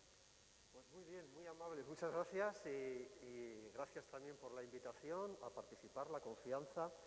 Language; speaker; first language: Spanish; native; Spanish